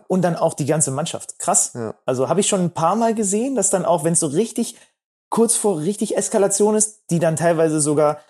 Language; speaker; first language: German; native; German